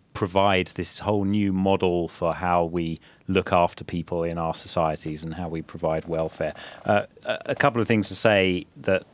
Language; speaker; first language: English; native; English